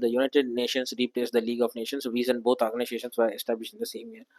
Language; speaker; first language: English; non-native, local second language; Tamil